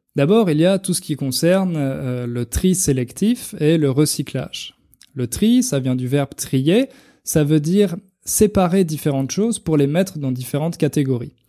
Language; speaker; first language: French; native; French